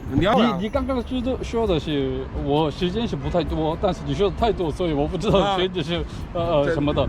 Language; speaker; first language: Chinese; non-native, learner; Korean